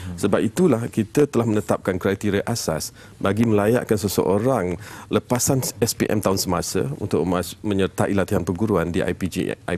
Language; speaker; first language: Malay; native; Malay